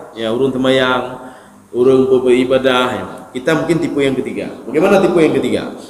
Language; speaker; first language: Malay; non-native, local second language; Achinese